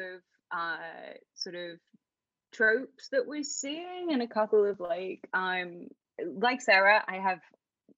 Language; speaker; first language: English; native; English